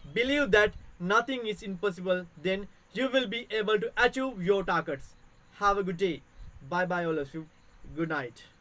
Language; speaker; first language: English; non-native, local second language; Sinhala